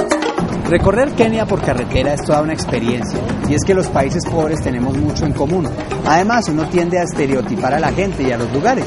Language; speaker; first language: Spanish; native; Spanish